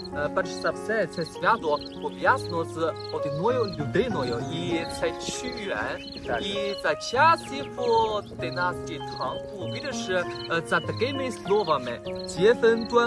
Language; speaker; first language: Ukrainian; non-native, fluent; Chinese